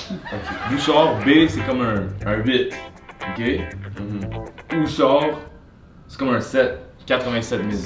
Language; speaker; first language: French; native; French